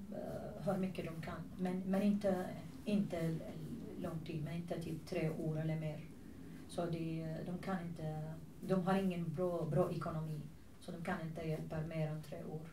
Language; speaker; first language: Swedish; non-native, fluent; Arabic